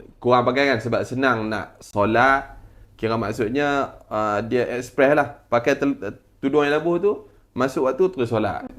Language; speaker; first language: Malay; native; Malay